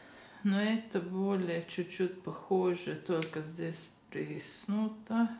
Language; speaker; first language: Russian; non-native, learner; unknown